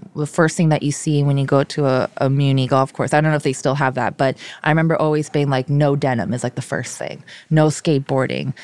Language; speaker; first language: English; early bilingual, other home language; Korean